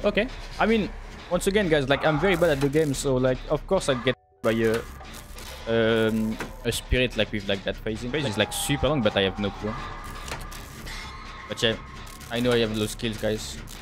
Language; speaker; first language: English; non-native, fluent; French